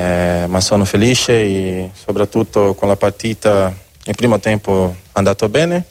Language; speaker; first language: Italian; non-native, learner; Spanish